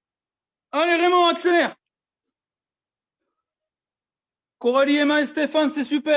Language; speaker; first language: French; native; French